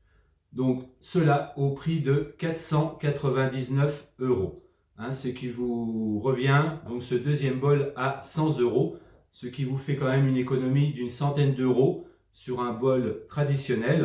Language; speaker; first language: French; native; French